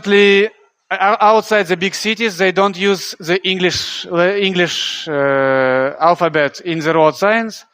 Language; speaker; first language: English; non-native, fluent; Russian